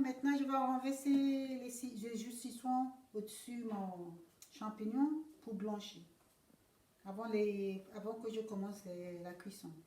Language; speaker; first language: French; non-native, fluent; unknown